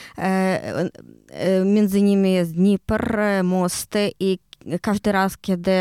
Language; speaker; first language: Polish; non-native, learner; Ukrainian